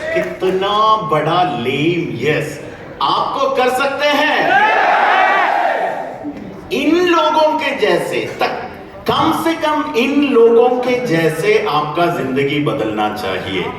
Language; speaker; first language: Hindi; non-native, learner; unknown